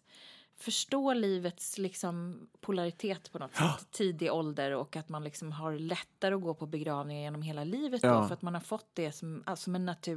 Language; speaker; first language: Swedish; native; Swedish